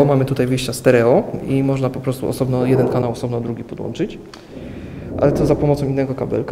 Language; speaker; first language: Polish; native; Polish